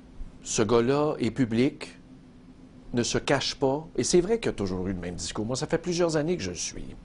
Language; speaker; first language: French; native; French